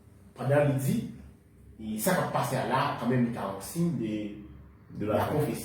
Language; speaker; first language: Haitian Creole; native; Haitian Creole